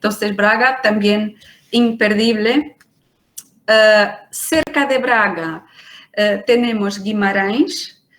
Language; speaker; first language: Spanish; non-native, fluent; Portuguese